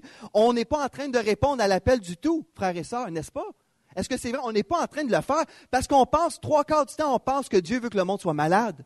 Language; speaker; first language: French; native; French